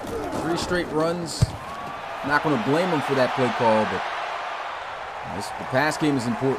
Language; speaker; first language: English; native; English